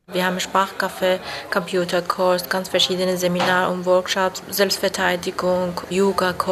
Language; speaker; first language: German; non-native, fluent; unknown